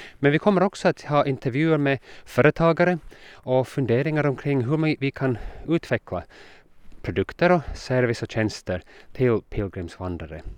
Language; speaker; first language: Swedish; non-native, fluent; English